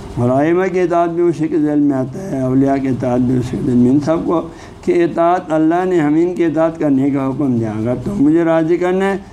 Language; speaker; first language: Urdu; non-native, local second language; Balti